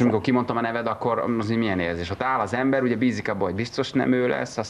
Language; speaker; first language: Hungarian; native; Hungarian